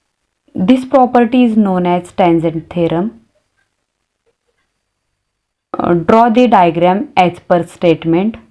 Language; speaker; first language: English; non-native, local second language; Marathi